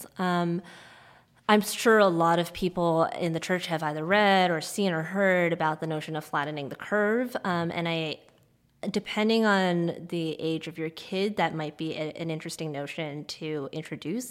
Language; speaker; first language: English; non-native, local second language; Cantonese